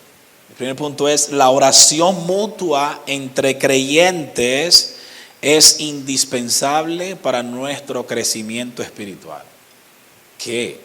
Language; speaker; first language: Spanish; native; Spanish